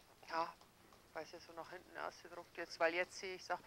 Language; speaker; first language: German; native; German